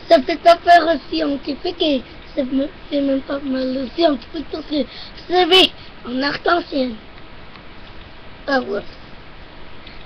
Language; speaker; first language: French; non-native, local second language; English